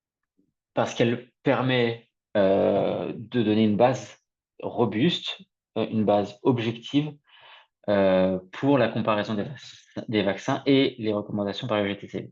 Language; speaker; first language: French; native; French